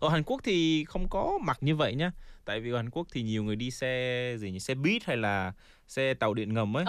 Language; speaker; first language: Vietnamese; non-native, fluent; Korean